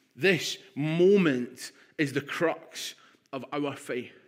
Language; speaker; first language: English; native; English